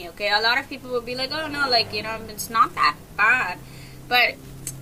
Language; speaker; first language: English; native; English